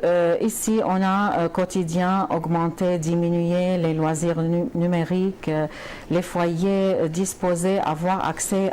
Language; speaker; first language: French; non-native, fluent; Arabic